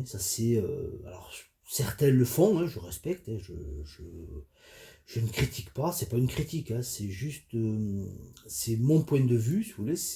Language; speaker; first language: French; native; French